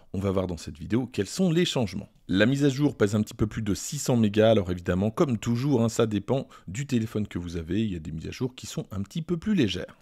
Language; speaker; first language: French; native; French